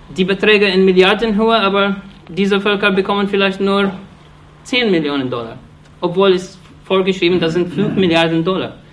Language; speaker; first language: German; non-native, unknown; Arabic